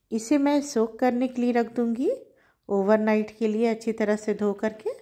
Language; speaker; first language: Hindi; native; Hindi